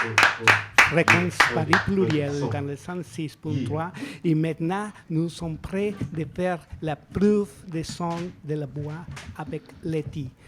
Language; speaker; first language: French; non-native, learner; Spanish